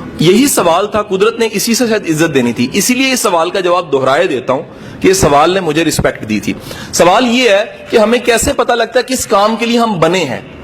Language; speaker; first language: Urdu; native; Urdu